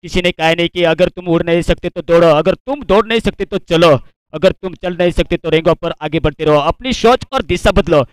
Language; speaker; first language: Hindi; non-native, local second language; Marathi